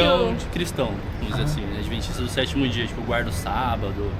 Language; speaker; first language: Portuguese; native; Portuguese